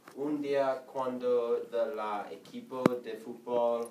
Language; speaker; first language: Spanish; non-native, learner; English